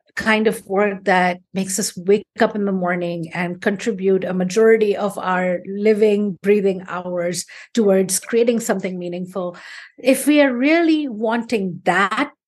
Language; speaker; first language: English; non-native, local second language; Hindi